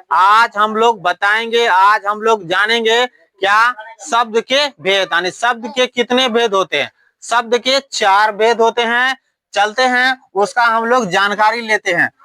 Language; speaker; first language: Hindi; native; Hindi